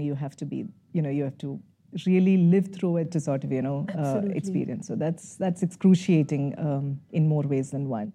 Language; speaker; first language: English; non-native, local second language; Malayalam